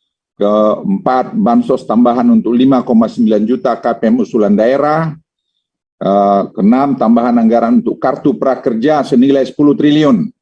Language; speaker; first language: Indonesian; native; Indonesian